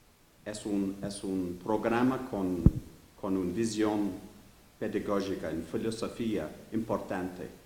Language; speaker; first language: Spanish; non-native, learner; English